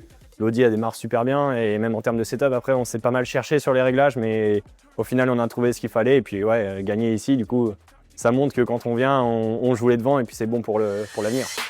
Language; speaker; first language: French; native; French